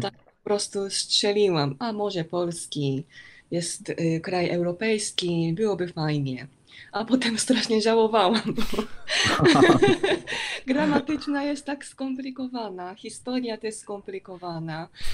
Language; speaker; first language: Polish; non-native, fluent; Japanese